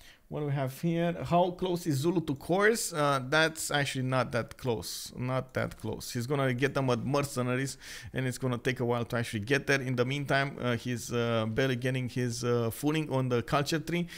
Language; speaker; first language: English; non-native, fluent; Romanian